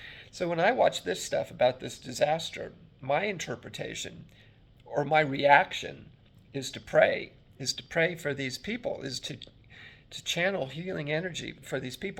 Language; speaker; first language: English; native; English